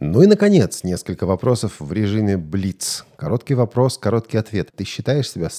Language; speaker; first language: Russian; native; Russian